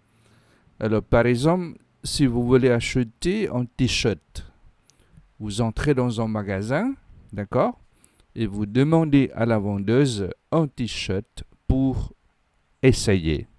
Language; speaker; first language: French; non-native, fluent; Khmer